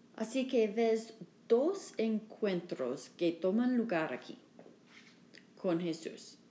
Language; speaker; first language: Spanish; non-native, learner; English